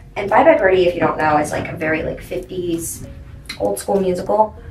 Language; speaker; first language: English; native; English